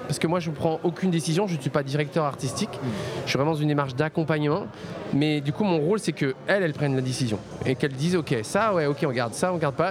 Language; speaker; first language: French; native; French